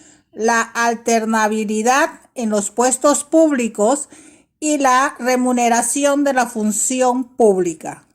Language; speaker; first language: Spanish; native; Spanish